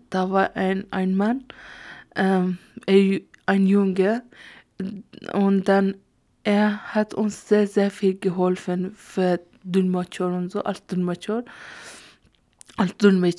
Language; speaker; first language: German; non-native, learner; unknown